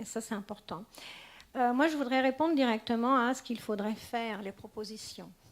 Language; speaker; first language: French; native; French